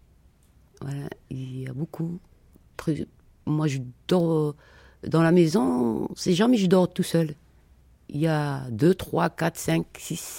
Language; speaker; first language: French; non-native, learner; Arabic